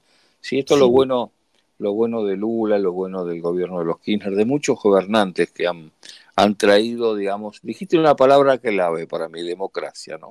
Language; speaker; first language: Spanish; native; Spanish